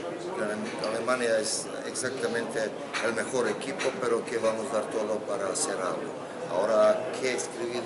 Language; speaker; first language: Spanish; non-native, fluent; Croatian